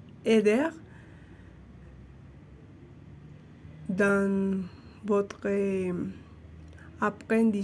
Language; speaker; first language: French; non-native, learner; Spanish